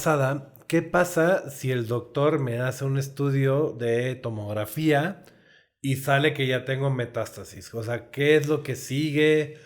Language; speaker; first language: Spanish; native; Spanish